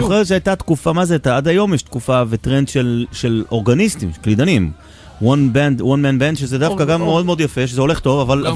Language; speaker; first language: Hebrew; native; Hebrew